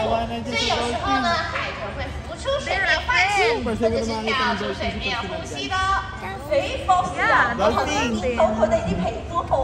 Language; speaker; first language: Chinese; native; Chinese